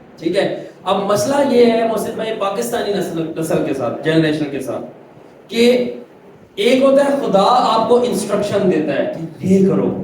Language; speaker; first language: Urdu; non-native, local second language; Punjabi